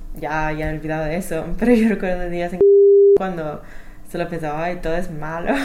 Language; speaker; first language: Spanish; non-native, fluent; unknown